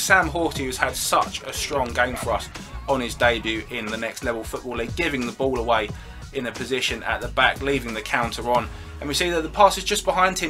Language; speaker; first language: English; native; English